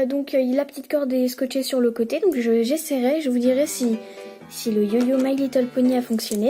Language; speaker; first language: French; native; French